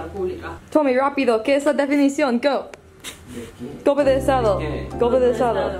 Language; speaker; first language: Spanish; non-native, learner; English